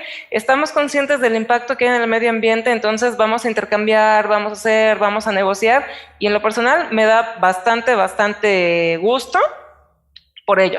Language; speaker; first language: Spanish; native; Spanish